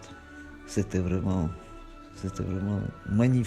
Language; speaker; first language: French; non-native, fluent; Russian